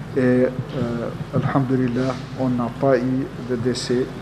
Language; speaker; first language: French; non-native, local second language; Arabic